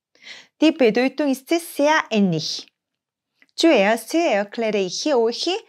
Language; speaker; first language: German; non-native, fluent; Korean